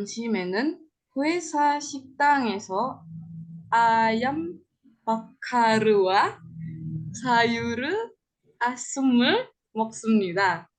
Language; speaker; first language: Korean; non-native, learner; Indonesian